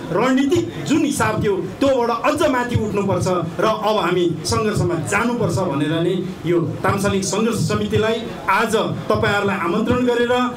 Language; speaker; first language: Nepali; non-native, local second language; Eastern Tamang